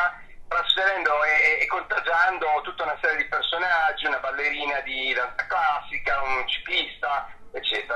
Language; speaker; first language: Italian; native; Italian